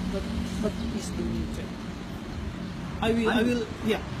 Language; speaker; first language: English; non-native, learner; Indonesian